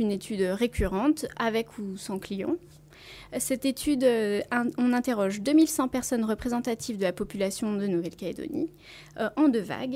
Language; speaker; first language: French; native; French